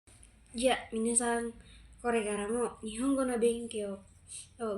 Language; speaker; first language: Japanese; non-native, learner; Indonesian